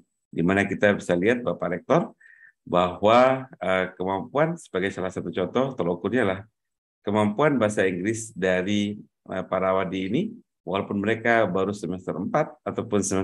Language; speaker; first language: Indonesian; native; Indonesian